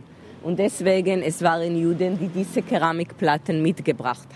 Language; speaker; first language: German; non-native, fluent; Hebrew